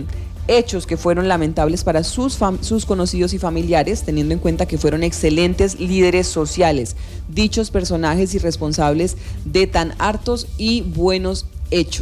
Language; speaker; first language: Spanish; native; Spanish